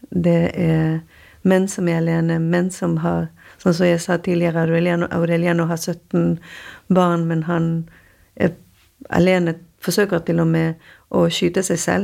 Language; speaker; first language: Norwegian; non-native, fluent; Spanish